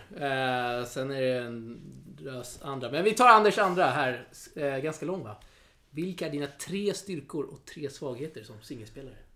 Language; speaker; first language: Swedish; native; Swedish